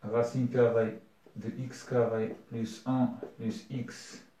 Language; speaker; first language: French; non-native, local second language; Arabic